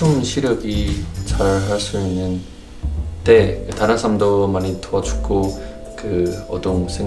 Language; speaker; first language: Korean; non-native, learner; Chinese